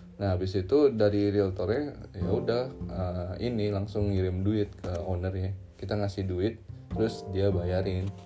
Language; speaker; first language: Indonesian; native; Indonesian